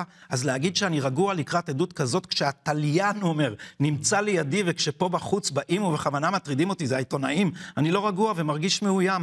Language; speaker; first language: Hebrew; native; Hebrew